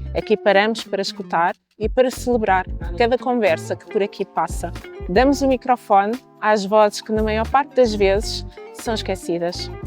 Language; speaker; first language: Portuguese; native; Portuguese